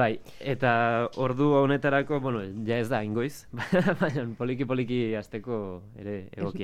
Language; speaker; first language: Basque; native; Basque